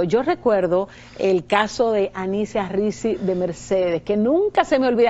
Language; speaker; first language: Spanish; native; Spanish